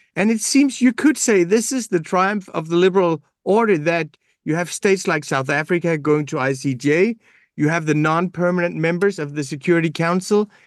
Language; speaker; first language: English; non-native, fluent; Danish